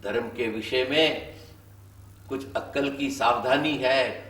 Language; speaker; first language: Hindi; non-native, local second language; Gujarati